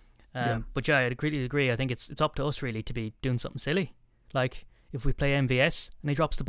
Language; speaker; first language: English; native; English